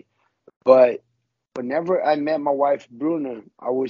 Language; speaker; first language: English; non-native, learner; Portuguese